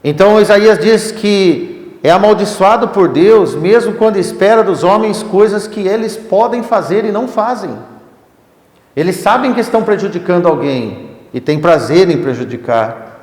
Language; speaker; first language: Portuguese; native; Portuguese